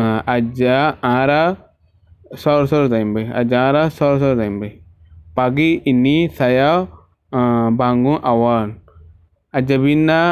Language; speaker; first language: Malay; non-native, learner; Rohingya